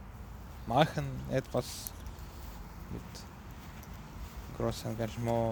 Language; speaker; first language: German; non-native, learner; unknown